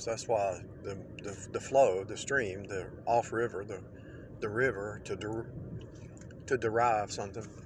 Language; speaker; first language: English; native; English